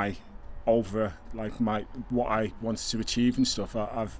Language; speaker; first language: English; native; English